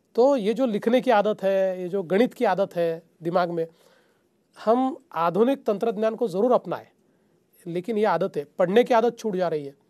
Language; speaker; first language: Hindi; non-native, local second language; Marathi